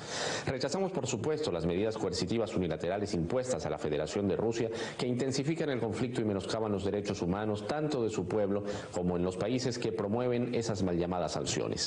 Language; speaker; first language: Spanish; native; Spanish